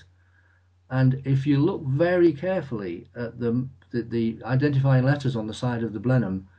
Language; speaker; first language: English; native; English